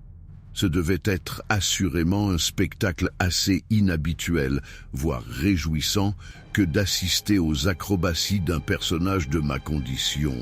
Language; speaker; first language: French; native; French